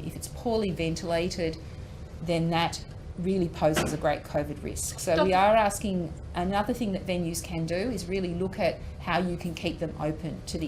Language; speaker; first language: English; native; English